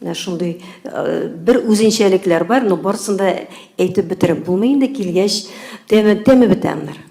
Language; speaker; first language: Tatar; native; Tatar